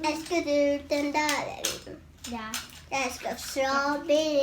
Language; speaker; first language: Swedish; non-native, learner; Thai